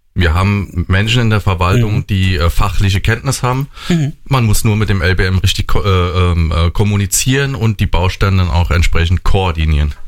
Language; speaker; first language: German; native; German